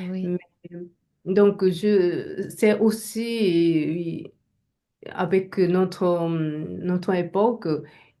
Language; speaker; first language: French; non-native, learner; Japanese